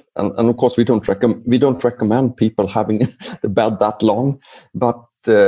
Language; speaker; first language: English; non-native, fluent; Swedish